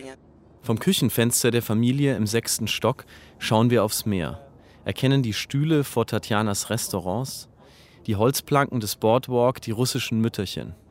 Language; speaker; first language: German; native; German